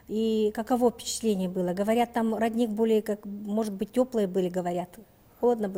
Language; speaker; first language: Russian; native; Russian